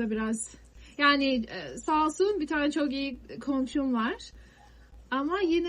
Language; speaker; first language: Turkish; non-native, fluent; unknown